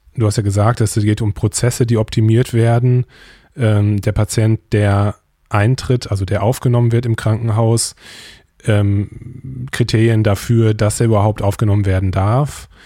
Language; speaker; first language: German; native; German